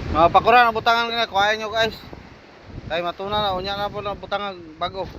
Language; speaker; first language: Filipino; non-native, local second language; Cebuano